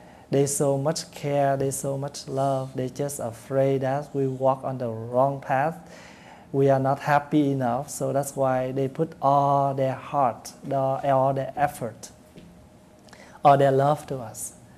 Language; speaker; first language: English; non-native, fluent; Vietnamese